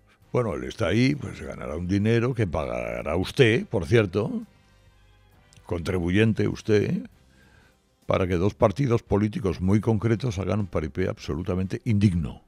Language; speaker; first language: Spanish; native; Spanish